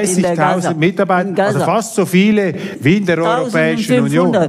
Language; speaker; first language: German; native; German